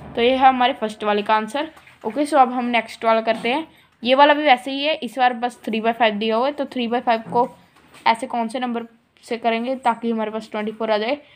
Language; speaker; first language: Hindi; non-native, local second language; Punjabi